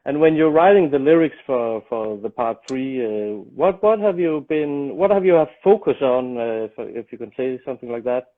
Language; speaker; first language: English; non-native, fluent; Danish